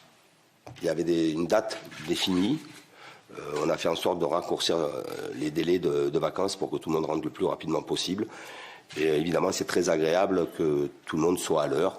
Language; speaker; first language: French; native; French